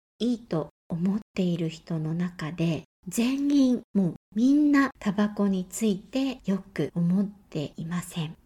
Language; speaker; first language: Japanese; native; Japanese